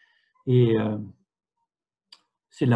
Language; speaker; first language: French; non-native, fluent; Dutch